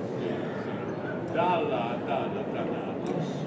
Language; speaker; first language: Italian; non-native, learner; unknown